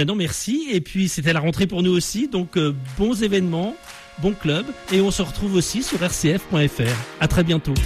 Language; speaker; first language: French; native; French